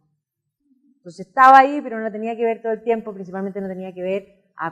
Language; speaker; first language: Spanish; native; Spanish